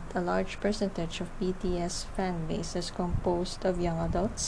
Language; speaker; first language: English; non-native, local second language; Filipino